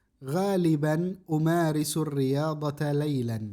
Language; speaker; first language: Arabic; non-native, fluent; Indonesian